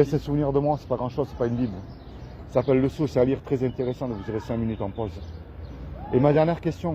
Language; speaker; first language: French; native; French